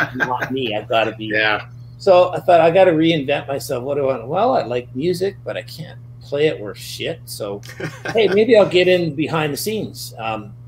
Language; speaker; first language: English; native; English